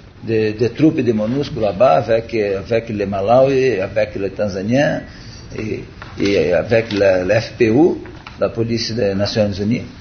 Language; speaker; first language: French; non-native, learner; Portuguese